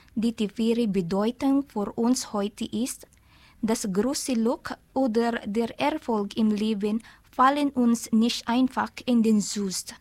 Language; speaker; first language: German; non-native, learner; Filipino